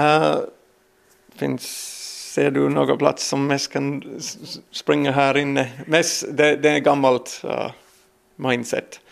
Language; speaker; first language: Swedish; non-native, learner; English